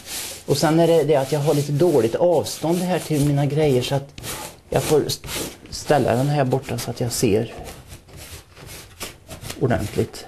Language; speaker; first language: Swedish; native; Swedish